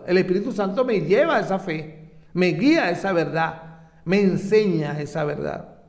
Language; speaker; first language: Spanish; native; Spanish